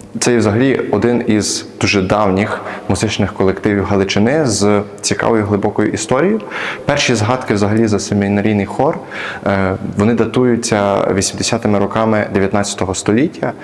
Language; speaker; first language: Ukrainian; native; Ukrainian